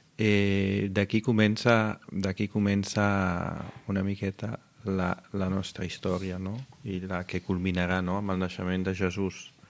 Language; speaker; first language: Catalan; non-native, fluent; Italian